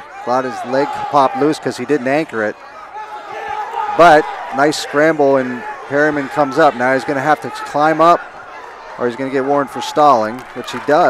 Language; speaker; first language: English; native; English